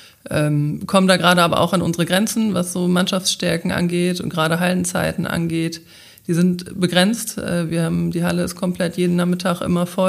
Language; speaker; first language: German; native; German